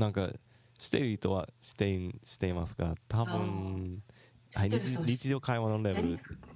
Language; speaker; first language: Japanese; non-native, fluent; English